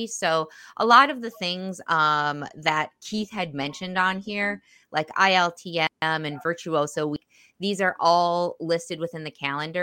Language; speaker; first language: English; native; English